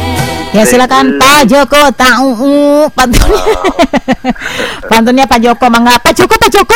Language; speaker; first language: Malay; non-native, local second language; Sundanese